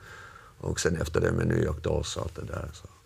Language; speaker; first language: Swedish; non-native, local second language; Finnish